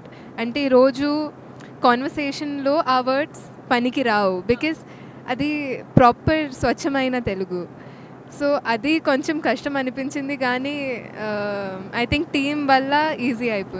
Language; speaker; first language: Telugu; non-native, local second language; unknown